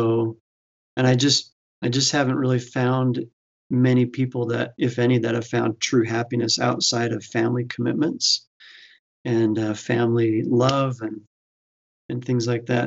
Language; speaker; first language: English; native; English